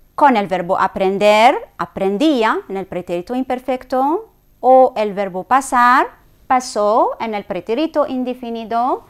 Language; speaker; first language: Spanish; non-native, fluent; Arabic